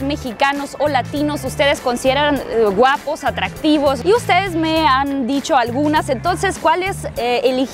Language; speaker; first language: Spanish; non-native, fluent; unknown